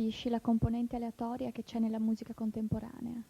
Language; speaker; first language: Italian; native; Italian